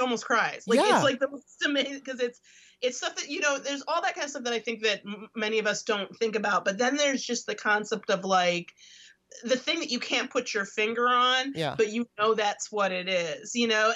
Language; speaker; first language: English; native; English